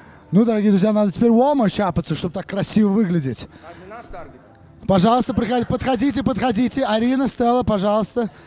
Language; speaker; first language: Russian; early bilingual, other home language; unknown